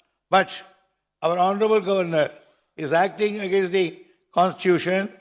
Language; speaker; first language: English; non-native, local second language; Tamil